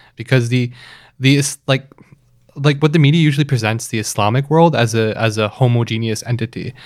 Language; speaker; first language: English; native; English